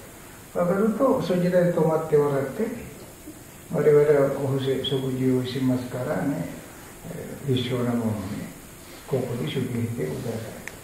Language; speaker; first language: Japanese; non-native, fluent; Sinhala